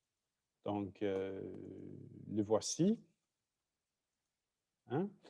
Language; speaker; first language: French; non-native, fluent; English